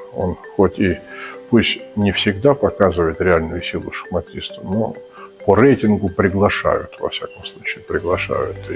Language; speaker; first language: Russian; native; Russian